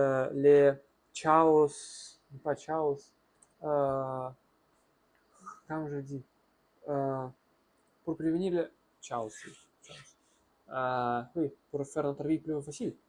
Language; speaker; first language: French; non-native, learner; Russian